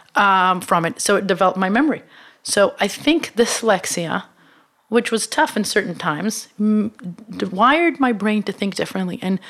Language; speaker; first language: English; non-native, fluent; Hebrew